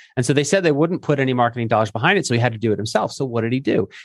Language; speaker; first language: English; native; English